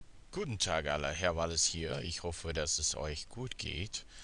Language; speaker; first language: German; non-native, fluent; English